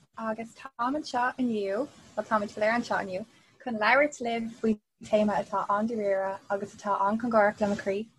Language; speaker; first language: Irish; non-native, local second language; English